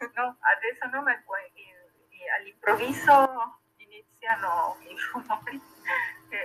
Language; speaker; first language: Italian; non-native, fluent; Spanish